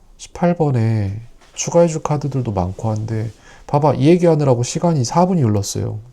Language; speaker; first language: Korean; native; Korean